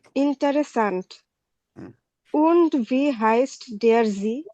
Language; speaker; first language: German; non-native, learner; Bangla